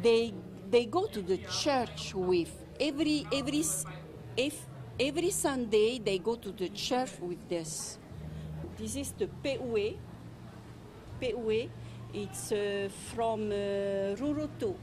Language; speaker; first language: English; non-native, learner; French